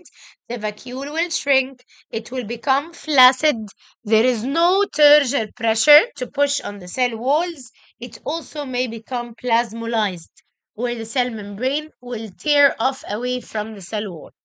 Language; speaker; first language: English; non-native, local second language; Arabic